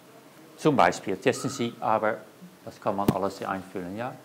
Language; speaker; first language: German; non-native, learner; Dutch